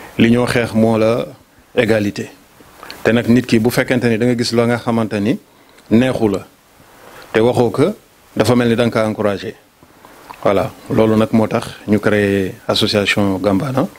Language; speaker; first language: Wolof; non-native, local second language; Soninke